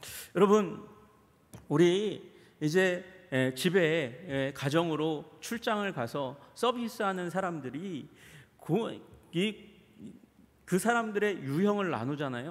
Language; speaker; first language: Korean; native; Korean